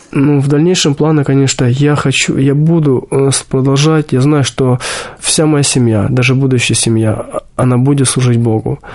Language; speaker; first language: Russian; native; Russian